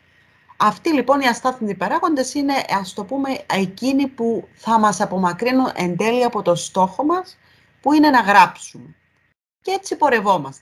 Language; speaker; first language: Greek; native; Greek